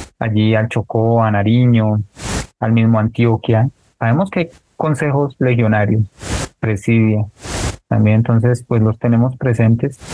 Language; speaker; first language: Spanish; native; Spanish